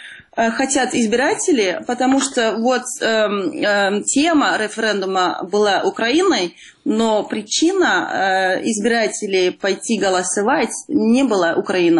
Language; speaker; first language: Russian; non-native, fluent; Dutch